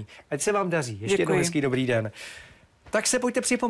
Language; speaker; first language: Czech; native; Czech